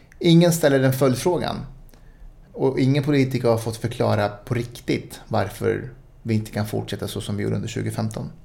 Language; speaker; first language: Swedish; early bilingual, other home language; Spanish